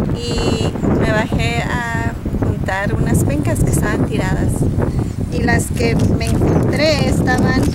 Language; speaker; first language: Spanish; early bilingual, heritage; Spanish